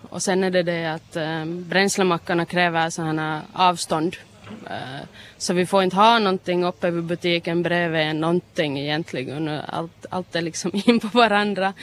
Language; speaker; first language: Swedish; native; Swedish